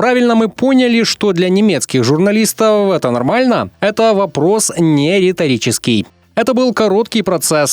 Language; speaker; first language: Russian; native; Russian